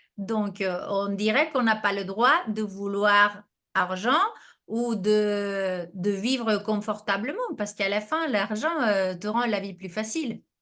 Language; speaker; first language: French; non-native, fluent; Spanish